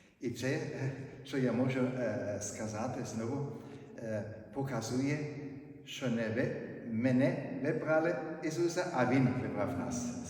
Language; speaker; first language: Ukrainian; non-native, fluent; German